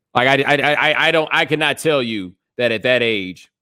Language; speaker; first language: English; native; English